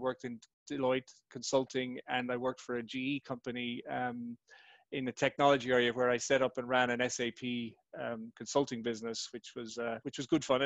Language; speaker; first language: English; native; English